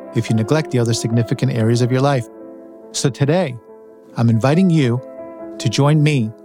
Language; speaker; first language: English; native; English